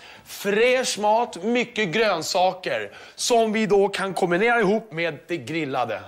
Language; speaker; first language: Swedish; native; Swedish